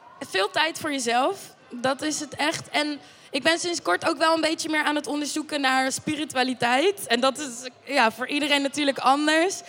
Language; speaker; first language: Dutch; native; Dutch